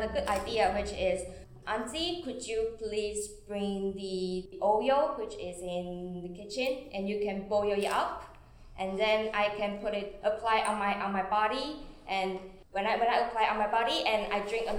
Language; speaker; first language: English; non-native, fluent; Chinese